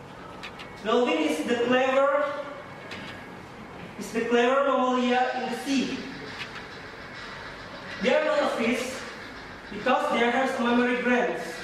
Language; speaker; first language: English; non-native, learner; Indonesian